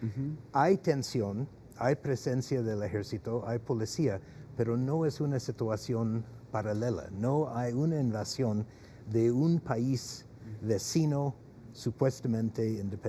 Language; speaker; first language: Spanish; non-native, fluent; English